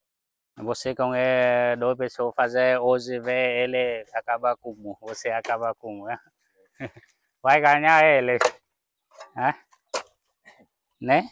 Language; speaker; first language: Portuguese; non-native, learner; Vietnamese